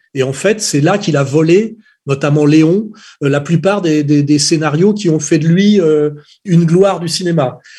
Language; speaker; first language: French; native; French